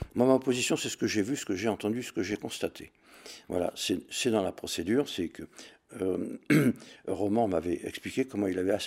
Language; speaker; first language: French; native; French